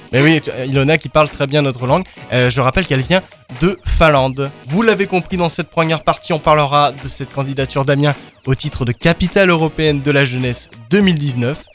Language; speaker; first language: French; native; French